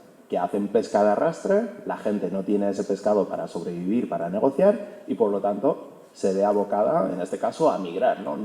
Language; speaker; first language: Spanish; early bilingual, other home language; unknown